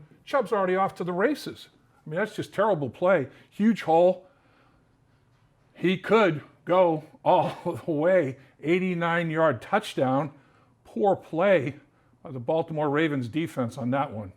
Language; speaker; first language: English; native; English